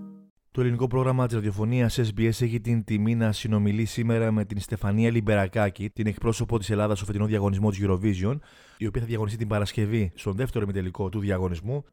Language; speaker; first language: Greek; native; Greek